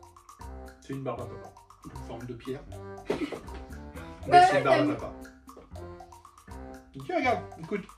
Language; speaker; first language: French; native; French